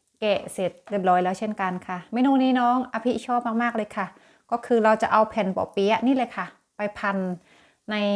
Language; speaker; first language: Thai; native; Thai